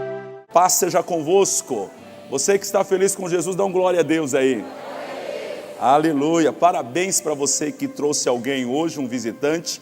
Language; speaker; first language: Portuguese; native; Portuguese